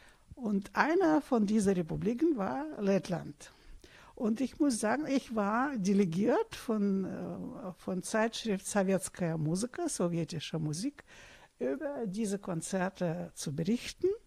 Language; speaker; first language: German; non-native, fluent; Russian